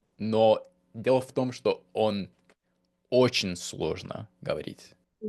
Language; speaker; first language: Russian; non-native, fluent; English